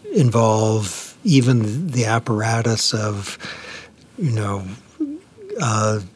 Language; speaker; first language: English; native; English